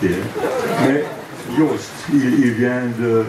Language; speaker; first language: French; non-native, fluent; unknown